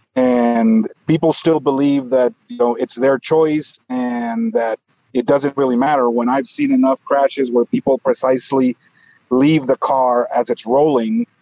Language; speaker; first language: English; non-native, fluent; Spanish